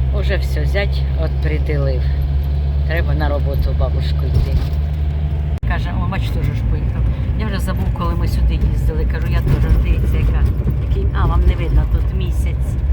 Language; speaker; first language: Ukrainian; native; Ukrainian